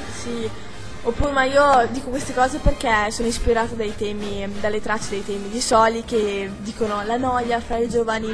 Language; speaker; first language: Italian; native; Italian